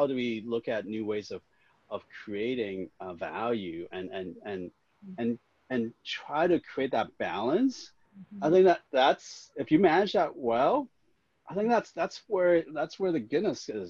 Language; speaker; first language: English; non-native, local second language; Cantonese